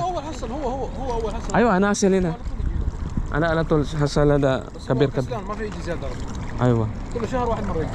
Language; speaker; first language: Arabic; non-native, learner; Filipino